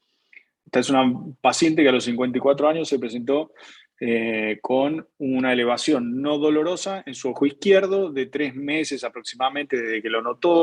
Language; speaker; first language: Spanish; native; Spanish